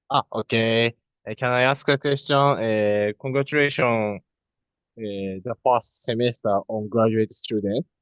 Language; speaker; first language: English; non-native, learner; Japanese